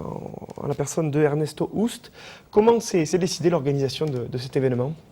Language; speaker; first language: French; native; French